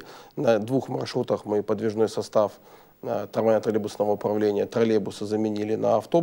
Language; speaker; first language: Russian; native; Russian